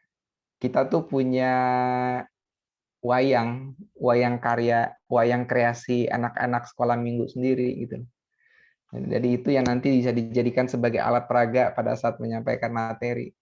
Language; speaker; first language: Indonesian; native; Indonesian